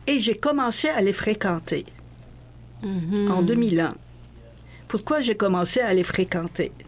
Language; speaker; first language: French; non-native, local second language; Arabic